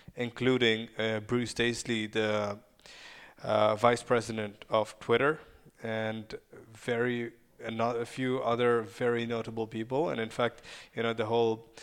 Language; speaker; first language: English; non-native, fluent; Russian